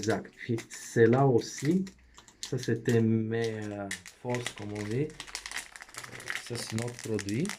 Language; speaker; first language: French; non-native, fluent; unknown